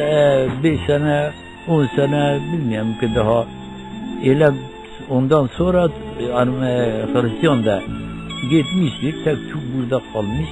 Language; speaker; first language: Turkish; non-native, local second language; Kurdish